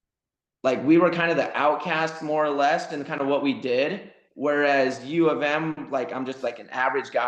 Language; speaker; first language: English; native; English